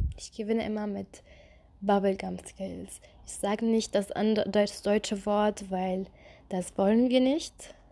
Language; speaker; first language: German; non-native, fluent; Arabic